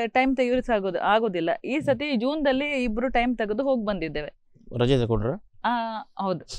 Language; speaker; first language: Kannada; native; Kannada